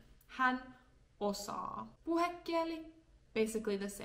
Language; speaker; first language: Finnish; non-native, fluent; English